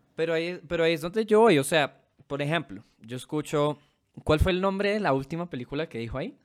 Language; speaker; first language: Spanish; native; Spanish